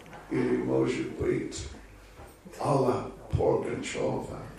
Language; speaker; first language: Russian; non-native, learner; English